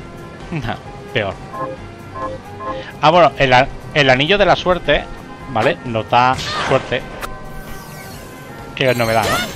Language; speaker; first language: Spanish; native; Spanish